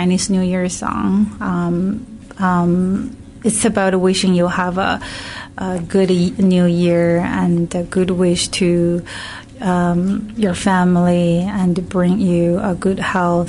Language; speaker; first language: English; non-native, learner; Chinese